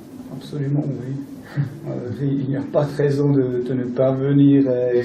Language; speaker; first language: French; non-native, local second language; German